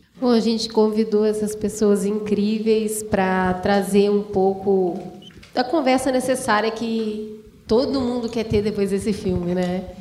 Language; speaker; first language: Portuguese; native; Portuguese